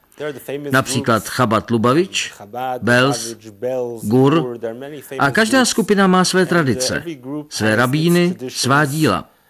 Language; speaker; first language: Czech; native; Czech